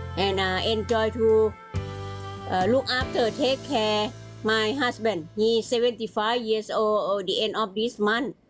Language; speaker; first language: English; non-native, learner; Thai